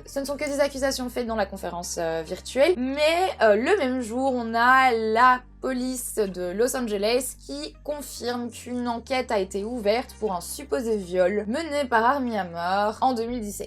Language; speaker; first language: French; native; French